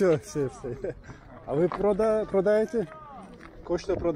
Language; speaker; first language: Macedonian; non-native, learner; Russian